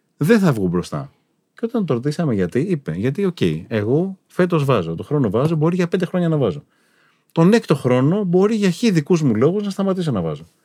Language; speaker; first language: Greek; native; Greek